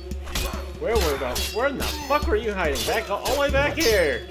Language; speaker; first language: English; native; English